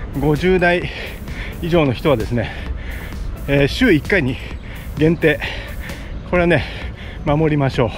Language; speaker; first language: Japanese; native; Japanese